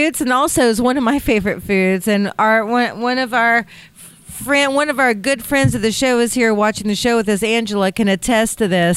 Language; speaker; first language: English; native; English